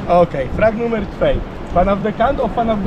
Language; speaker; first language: Dutch; non-native, learner; Polish